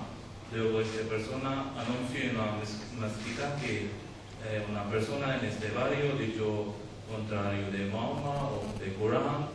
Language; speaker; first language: Spanish; non-native, learner; Urdu